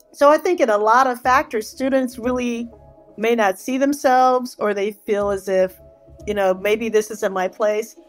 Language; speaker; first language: English; native; English